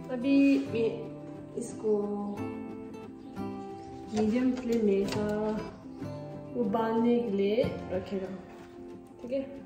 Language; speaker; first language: Hindi; non-native, local second language; Tibetan